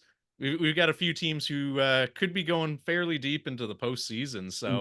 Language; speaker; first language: English; native; English